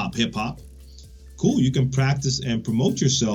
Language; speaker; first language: English; non-native, fluent; Dutch